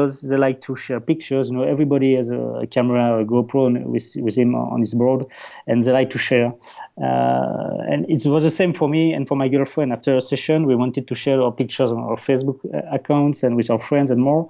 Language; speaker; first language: English; non-native, fluent; French